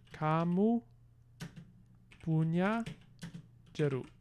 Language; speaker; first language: Indonesian; non-native, learner; English